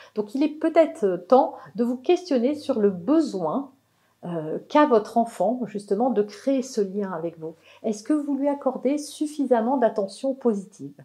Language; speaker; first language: French; native; French